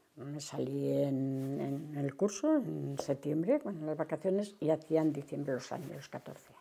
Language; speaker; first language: Spanish; native; Spanish